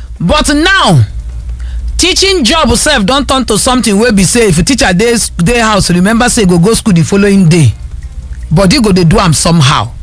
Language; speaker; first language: Nigerian Pidgin; non-native, local second language; Yoruba